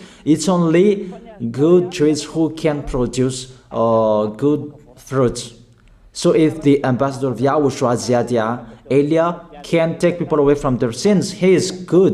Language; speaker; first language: English; non-native, fluent; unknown